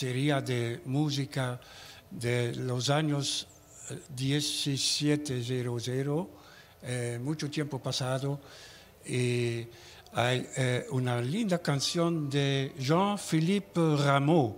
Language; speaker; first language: Spanish; non-native, learner; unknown